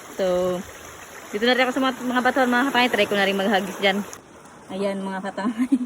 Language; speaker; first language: Filipino; native; Filipino